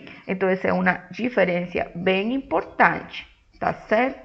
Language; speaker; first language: Portuguese; non-native, fluent; Spanish